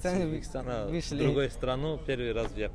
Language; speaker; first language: Russian; non-native, learner; Uzbek